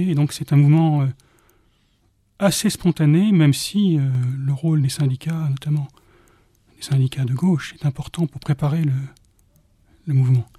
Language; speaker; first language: French; native; French